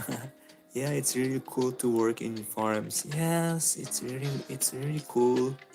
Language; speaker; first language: English; non-native, local second language; Filipino